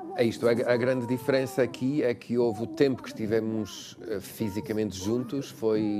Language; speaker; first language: Portuguese; non-native, fluent; English